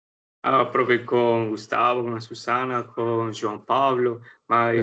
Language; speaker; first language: Portuguese; non-native, learner; Spanish